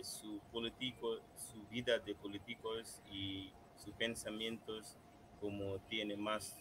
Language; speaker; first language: Spanish; non-native, learner; Bangla